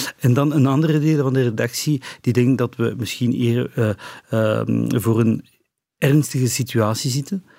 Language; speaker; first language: Dutch; non-native, local second language; French